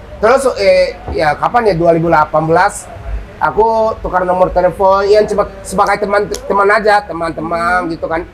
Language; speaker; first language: Indonesian; non-native, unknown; Japanese